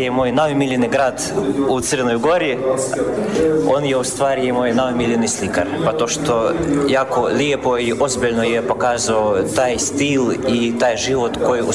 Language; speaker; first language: Serbian; non-native, fluent; Russian